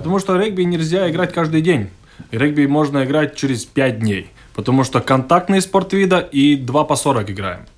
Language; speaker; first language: Russian; non-native, local second language; Latvian